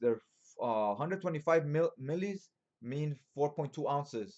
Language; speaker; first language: English; native; English